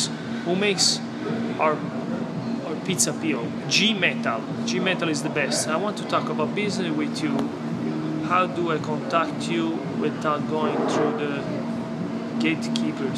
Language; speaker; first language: English; non-native, fluent; Italian